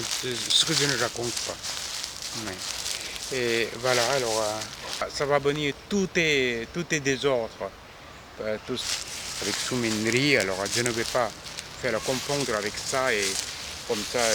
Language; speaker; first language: French; non-native, fluent; Korean